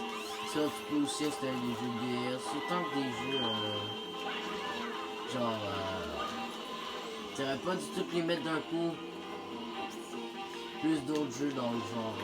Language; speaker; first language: French; native; French